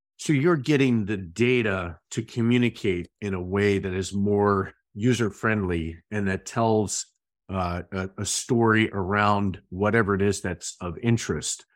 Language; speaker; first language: English; native; English